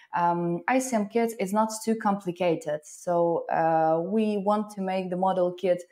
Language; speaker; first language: English; non-native, fluent; Ukrainian